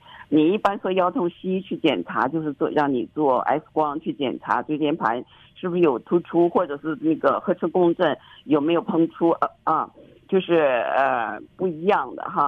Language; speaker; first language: Chinese; native; Chinese